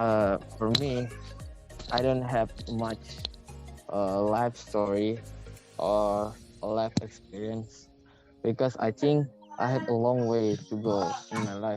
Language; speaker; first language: English; non-native, learner; Indonesian